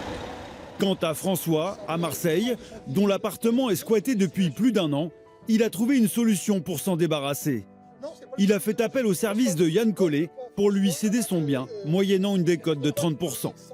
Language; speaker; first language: French; native; French